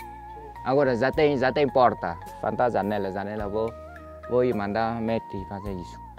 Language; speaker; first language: Portuguese; non-native, learner; Vietnamese